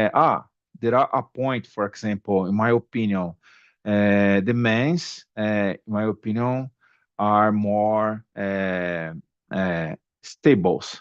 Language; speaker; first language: English; non-native, learner; Portuguese